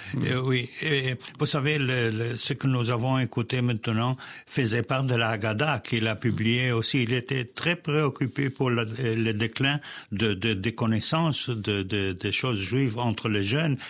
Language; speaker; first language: French; non-native, fluent; Spanish